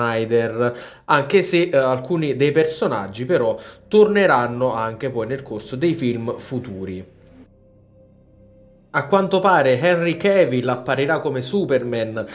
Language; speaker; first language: Italian; native; Italian